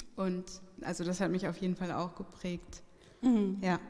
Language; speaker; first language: German; native; German